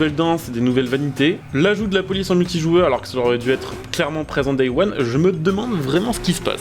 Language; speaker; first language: French; native; French